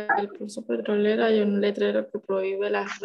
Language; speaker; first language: Spanish; native; Spanish